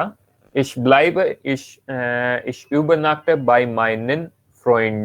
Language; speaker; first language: German; non-native, learner; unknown